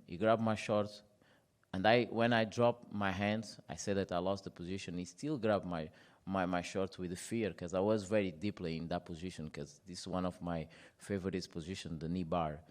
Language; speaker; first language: English; non-native, fluent; Portuguese